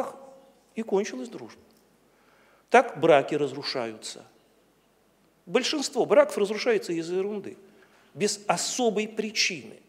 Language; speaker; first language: Russian; native; Russian